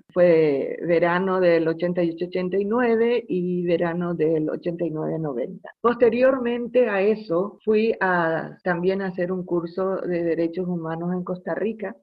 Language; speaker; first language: Spanish; native; Spanish